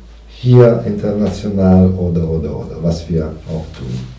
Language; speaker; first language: German; non-native, fluent; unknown